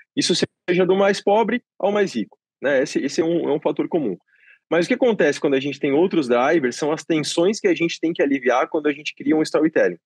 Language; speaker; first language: Portuguese; native; Portuguese